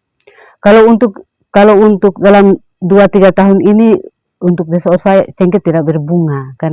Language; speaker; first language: Indonesian; non-native, local second language; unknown